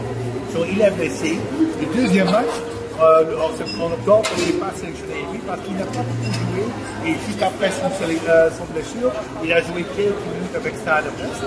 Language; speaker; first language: French; non-native, fluent; Dutch